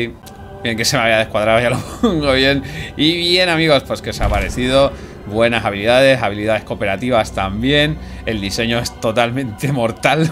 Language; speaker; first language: Spanish; native; Spanish